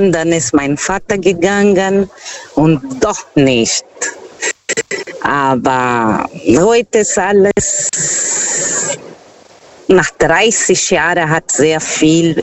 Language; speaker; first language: German; non-native, fluent; Portuguese